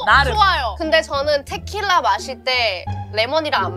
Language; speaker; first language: Korean; non-native, fluent; Thai